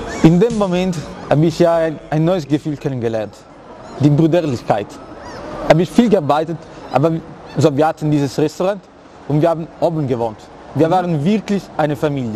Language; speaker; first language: German; early bilingual, other home language; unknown